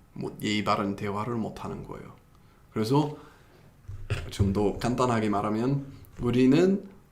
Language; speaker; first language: Korean; non-native, fluent; English